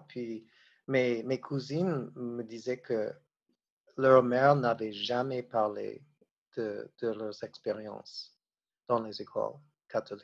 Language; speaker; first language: French; non-native, fluent; English